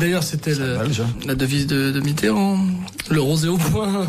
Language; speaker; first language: French; native; French